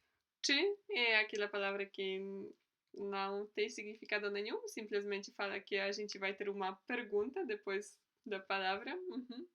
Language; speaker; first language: Portuguese; non-native, fluent; Polish